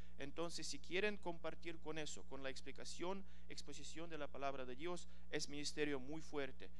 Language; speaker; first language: Spanish; non-native, fluent; Ukrainian